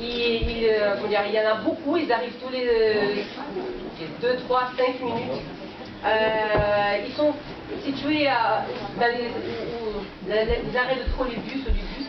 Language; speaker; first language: French; non-native, fluent; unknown